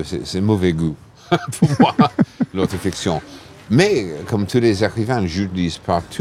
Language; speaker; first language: French; non-native, fluent; English